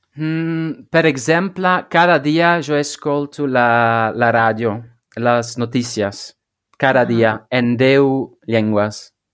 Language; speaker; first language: Catalan; non-native, learner; Dutch